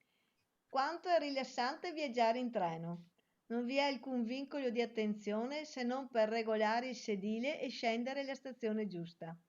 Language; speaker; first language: Italian; native; Italian